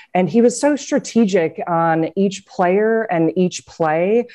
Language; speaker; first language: English; native; English